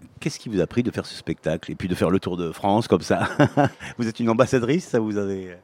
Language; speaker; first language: French; native; French